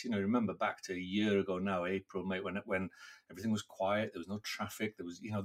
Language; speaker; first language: English; non-native, local second language; Welsh